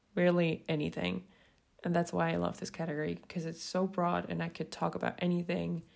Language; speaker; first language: English; non-native, fluent; Swiss German